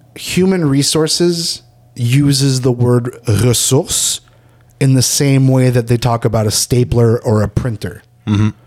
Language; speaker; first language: English; native; English